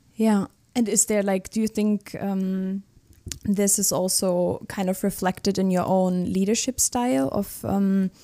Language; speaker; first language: English; non-native, fluent; German